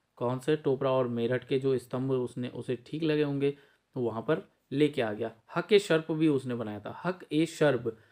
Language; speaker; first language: Hindi; native; Hindi